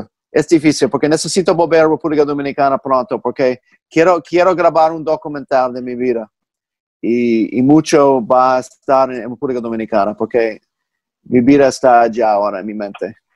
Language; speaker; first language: Spanish; non-native, fluent; English